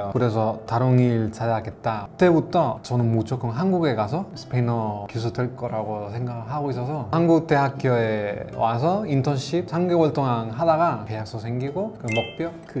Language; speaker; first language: Korean; non-native, fluent; Spanish